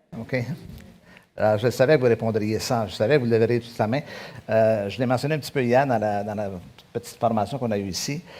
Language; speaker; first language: French; native; French